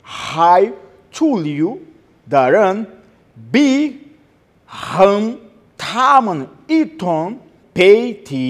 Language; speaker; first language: Chinese; non-native, learner; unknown